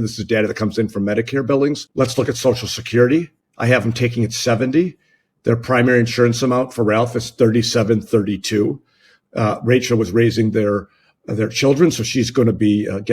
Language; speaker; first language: English; native; English